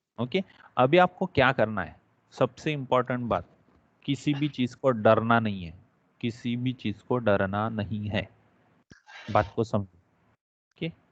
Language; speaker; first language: Hindi; non-native, local second language; Marathi